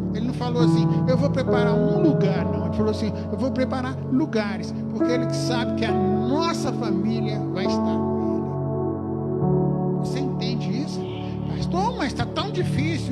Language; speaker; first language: Portuguese; native; Portuguese